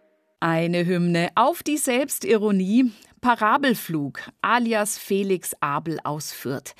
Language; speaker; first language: German; native; German